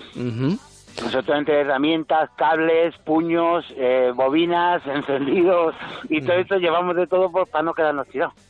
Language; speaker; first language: Spanish; native; Spanish